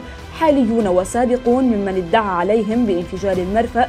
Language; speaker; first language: Arabic; native; Arabic